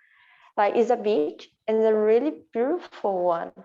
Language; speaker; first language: English; non-native, learner; Portuguese